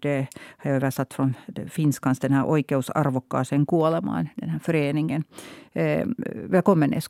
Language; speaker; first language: Swedish; native; Swedish